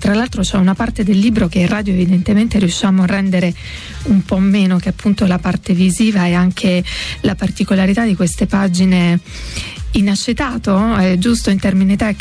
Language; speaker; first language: Italian; native; Italian